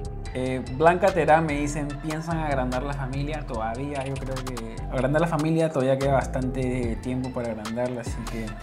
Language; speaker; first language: Spanish; native; Spanish